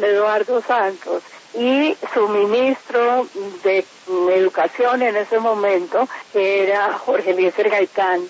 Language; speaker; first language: Spanish; native; Spanish